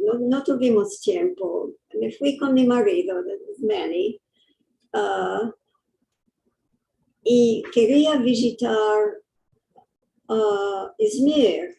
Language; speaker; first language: Spanish; early bilingual, heritage; English